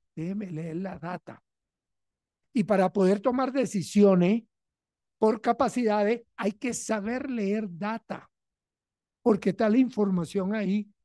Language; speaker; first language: Spanish; native; Spanish